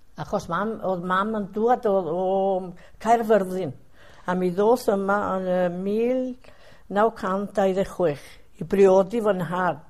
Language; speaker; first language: Welsh; early bilingual, heritage; Welsh